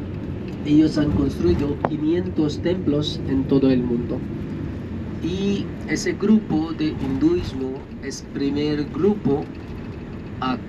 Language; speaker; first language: Spanish; non-native, fluent; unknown